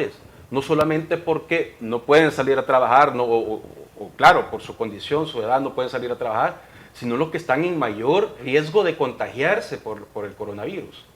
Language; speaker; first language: Spanish; native; Spanish